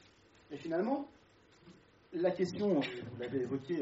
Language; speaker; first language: French; native; French